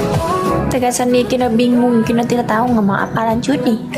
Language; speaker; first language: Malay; non-native, learner; Vietnamese